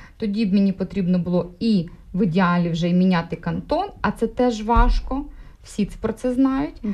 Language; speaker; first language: Ukrainian; non-native, local second language; Russian